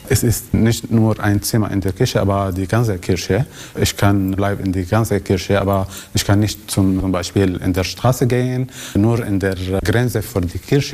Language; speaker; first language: German; non-native, learner; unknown